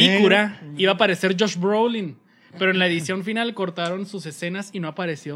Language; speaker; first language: Spanish; native; Spanish